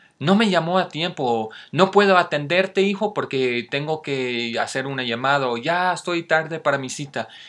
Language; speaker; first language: Spanish; non-native, fluent; English